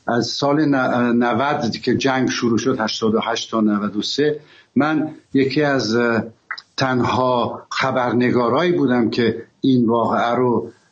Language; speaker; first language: Persian; non-native, local second language; Azerbaijani